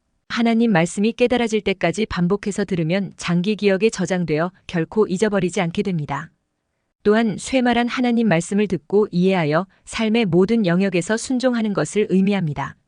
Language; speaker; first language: Korean; native; Korean